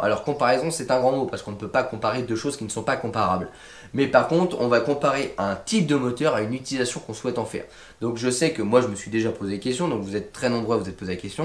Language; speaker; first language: French; native; French